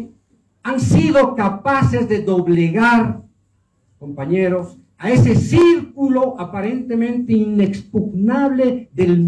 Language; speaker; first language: Spanish; native; Spanish